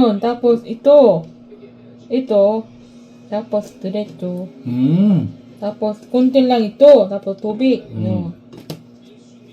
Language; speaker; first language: Filipino; non-native, learner; Korean